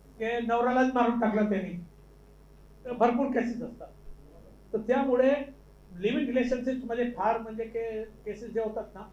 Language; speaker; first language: Marathi; non-native, local second language; Urdu